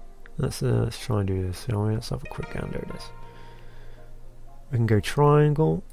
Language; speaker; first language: English; native; English